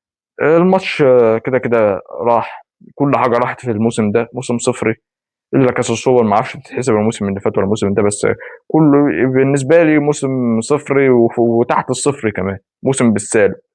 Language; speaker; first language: Arabic; native; Arabic